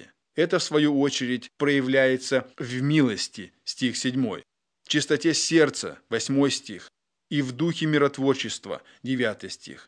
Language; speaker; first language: Russian; native; Russian